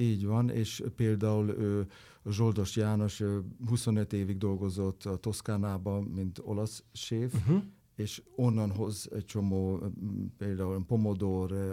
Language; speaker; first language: Hungarian; non-native, fluent; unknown